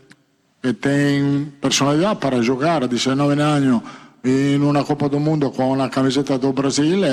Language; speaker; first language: Portuguese; non-native, fluent; Italian